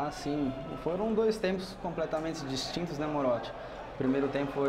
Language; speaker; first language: Portuguese; native; Portuguese